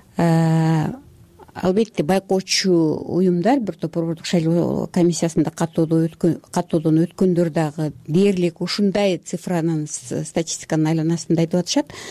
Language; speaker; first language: Kyrgyz; native; Kyrgyz